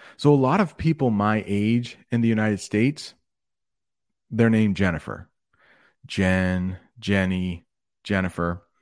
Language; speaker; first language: English; native; English